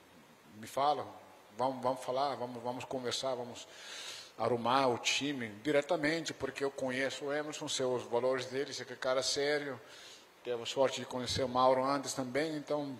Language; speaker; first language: Portuguese; non-native, fluent; Dutch